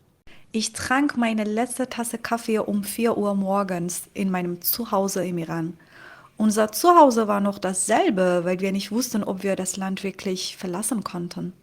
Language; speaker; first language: German; non-native, fluent; Persian